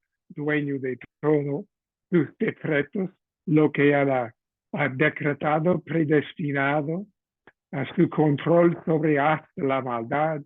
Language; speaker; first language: Spanish; non-native, fluent; English